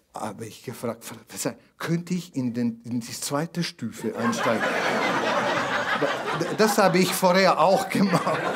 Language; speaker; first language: German; non-native, fluent; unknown